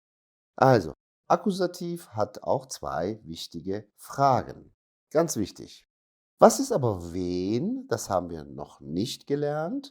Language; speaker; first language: German; non-native, fluent; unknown